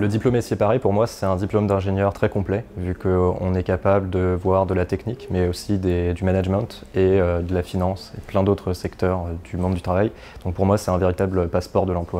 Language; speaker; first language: French; native; French